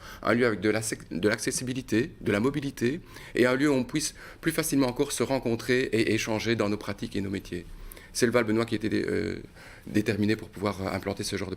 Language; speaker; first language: French; native; French